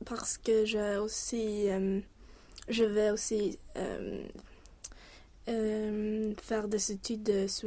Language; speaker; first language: French; non-native, learner; Swedish